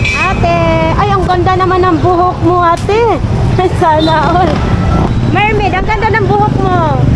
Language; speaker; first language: Filipino; non-native, local second language; Masbatenyo